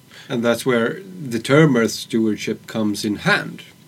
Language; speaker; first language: English; non-native, fluent; Swedish